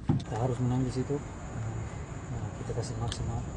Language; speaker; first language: Indonesian; non-native, fluent; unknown